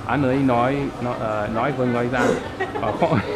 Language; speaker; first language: Vietnamese; non-native, learner; English